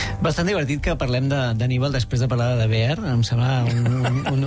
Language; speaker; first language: Catalan; native; Catalan